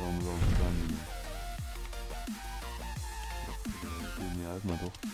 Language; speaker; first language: Dutch; native; Dutch